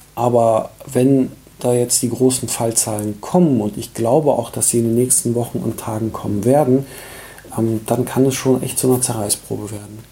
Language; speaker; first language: German; early bilingual, other home language; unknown